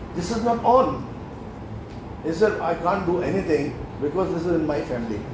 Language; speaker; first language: English; non-native, local second language; Urdu